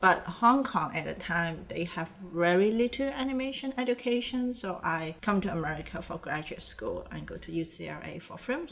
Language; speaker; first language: English; non-native, local second language; Cantonese